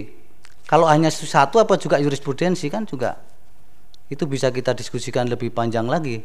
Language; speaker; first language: Indonesian; native; Indonesian